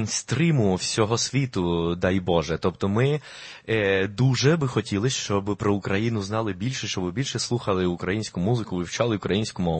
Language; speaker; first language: Ukrainian; non-native, fluent; Spanish